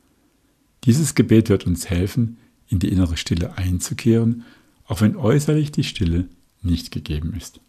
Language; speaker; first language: German; native; German